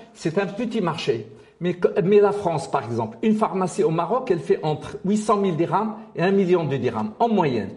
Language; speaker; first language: French; non-native, local second language; Arabic